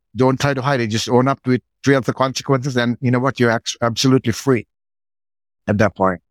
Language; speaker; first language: English; non-native, local second language; Sinhala